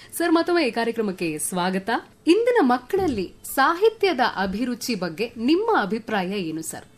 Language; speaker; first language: Kannada; native; Kannada